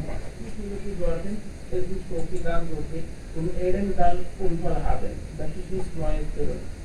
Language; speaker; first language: German; non-native, learner; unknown